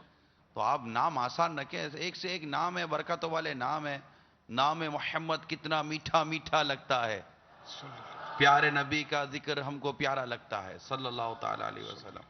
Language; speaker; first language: Urdu; native; Urdu